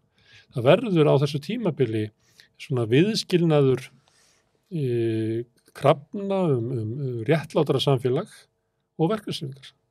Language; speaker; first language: Icelandic; native; Icelandic